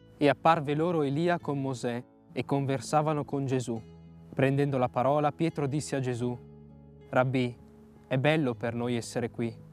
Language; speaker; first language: Italian; native; Italian